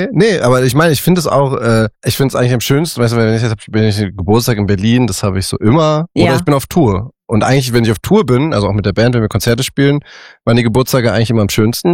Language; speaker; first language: German; native; German